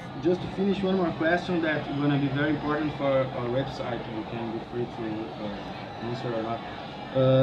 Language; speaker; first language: English; non-native, learner; Portuguese